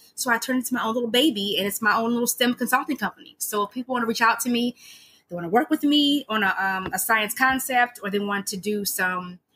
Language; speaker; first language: English; native; English